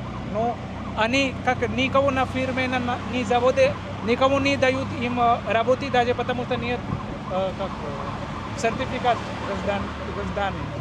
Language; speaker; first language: Russian; non-native, learner; Hindi